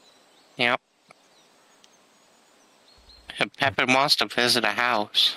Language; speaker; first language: English; native; English